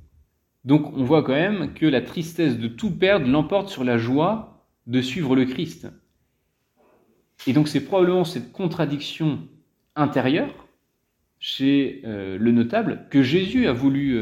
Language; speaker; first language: French; native; French